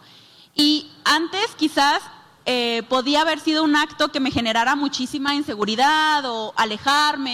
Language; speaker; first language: Spanish; native; Spanish